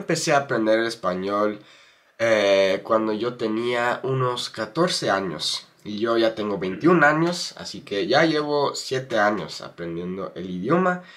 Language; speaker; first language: Spanish; non-native, fluent; English